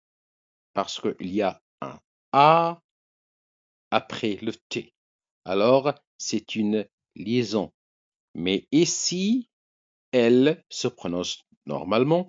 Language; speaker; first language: French; non-native, fluent; Arabic